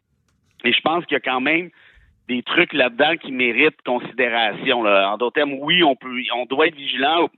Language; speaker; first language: French; native; French